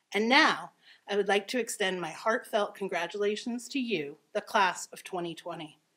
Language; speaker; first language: English; native; English